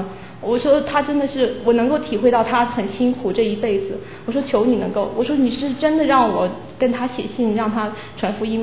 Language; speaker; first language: Chinese; native; Chinese